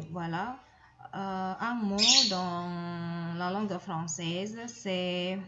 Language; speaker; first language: French; non-native, fluent; Indonesian